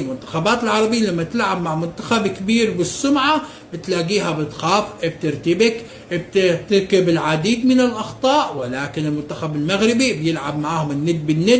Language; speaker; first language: Arabic; native; Arabic